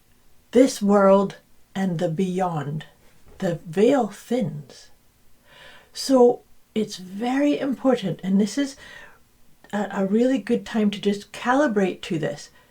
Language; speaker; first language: English; native; English